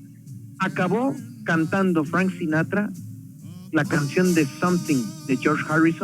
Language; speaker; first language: Spanish; native; Spanish